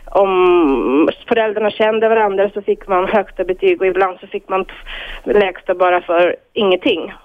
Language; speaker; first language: Swedish; non-native, fluent; Bulgarian